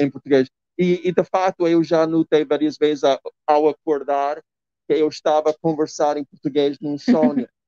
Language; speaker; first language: Portuguese; non-native, fluent; English